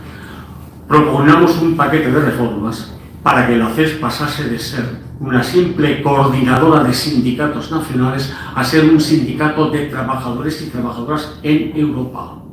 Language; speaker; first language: Spanish; native; Spanish